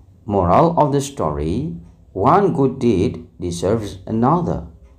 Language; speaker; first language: English; non-native, fluent; Indonesian